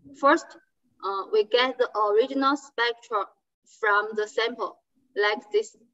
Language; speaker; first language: English; non-native, fluent; Chinese